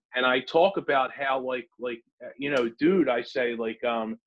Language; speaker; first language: English; native; English